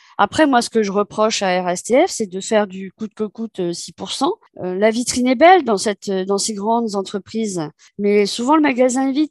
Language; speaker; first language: French; native; French